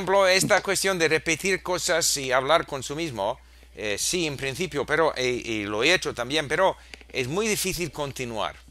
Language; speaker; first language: Spanish; non-native, fluent; English